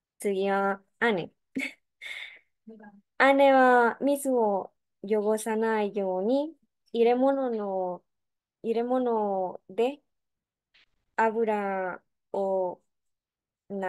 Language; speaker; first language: Japanese; non-native, learner; Spanish